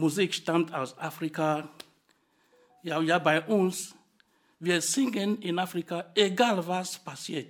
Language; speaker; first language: German; non-native, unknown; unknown